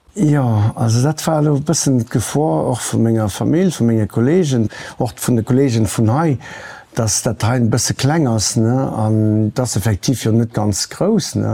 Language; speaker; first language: Luxembourgish; early bilingual, other home language; Portuguese